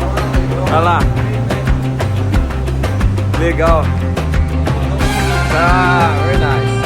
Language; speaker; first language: Portuguese; native; Portuguese